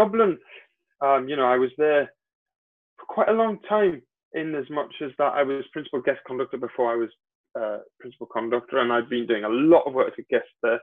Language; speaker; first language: English; native; English